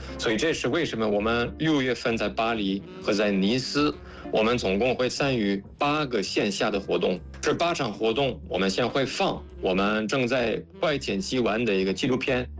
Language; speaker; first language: Chinese; non-native, fluent; French